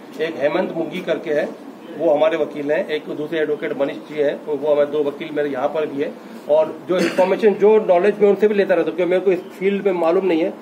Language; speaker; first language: Hindi; native; Hindi